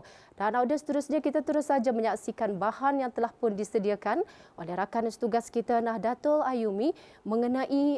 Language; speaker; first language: Malay; native; Malay